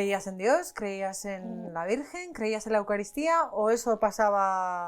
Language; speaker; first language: Spanish; native; Spanish